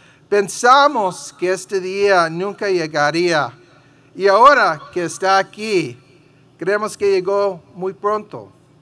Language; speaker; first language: Spanish; early bilingual, heritage; Spanish